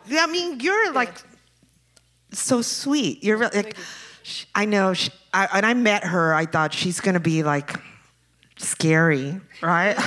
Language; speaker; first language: English; early bilingual, other home language; Spanish